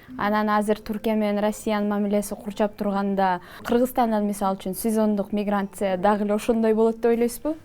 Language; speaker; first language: Kyrgyz; native; Kyrgyz